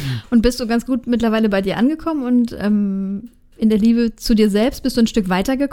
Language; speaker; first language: German; native; German